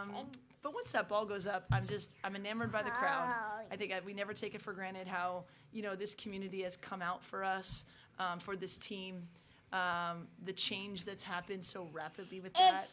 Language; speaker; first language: English; native; English